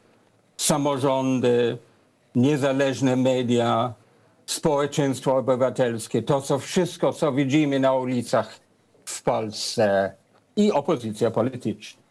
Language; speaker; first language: Polish; non-native, fluent; English